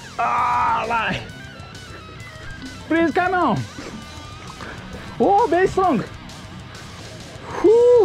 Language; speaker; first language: English; non-native, learner; Japanese